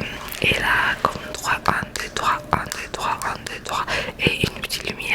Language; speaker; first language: French; non-native, learner; Spanish